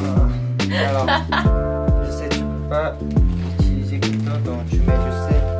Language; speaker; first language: French; non-native, learner; Korean